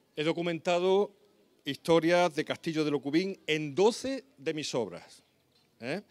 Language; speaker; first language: Spanish; native; Spanish